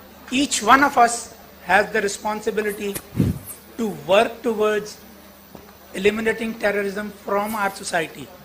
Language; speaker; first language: English; non-native, local second language; Urdu